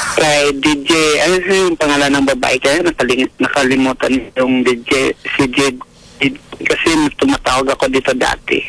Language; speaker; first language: Filipino; non-native, local second language; Cebuano